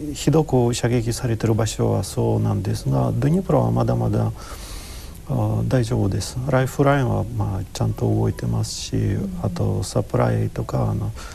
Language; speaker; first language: Japanese; non-native, fluent; Ukrainian